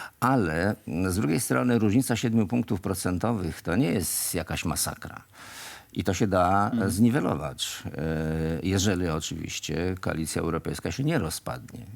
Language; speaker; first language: Polish; native; Polish